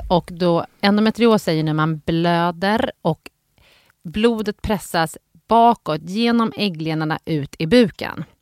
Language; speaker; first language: Swedish; native; Swedish